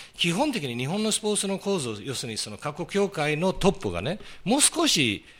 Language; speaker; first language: Japanese; early bilingual, heritage; Portuguese